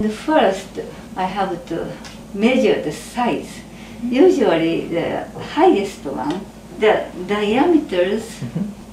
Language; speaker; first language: English; non-native, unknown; Japanese